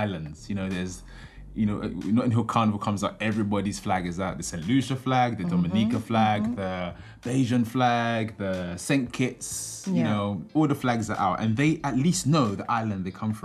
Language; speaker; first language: English; native; English